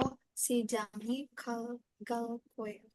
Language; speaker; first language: Korean; non-native, learner; Indonesian